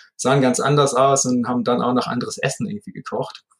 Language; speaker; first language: German; native; German